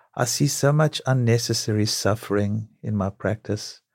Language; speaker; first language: English; native; English